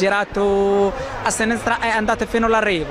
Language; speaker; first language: Italian; non-native, learner; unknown